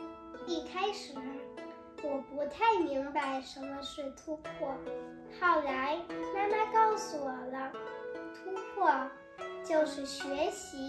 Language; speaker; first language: Chinese; non-native, learner; Polish